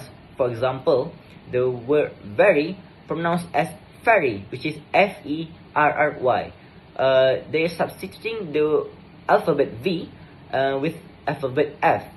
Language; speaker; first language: English; non-native, local second language; Malay